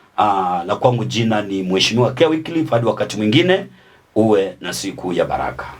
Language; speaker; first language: Swahili; native; Swahili